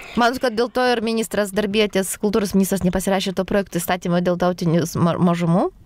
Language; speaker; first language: Lithuanian; non-native, local second language; Polish